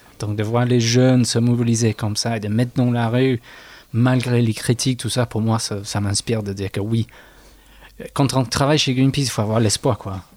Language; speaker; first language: French; non-native, fluent; English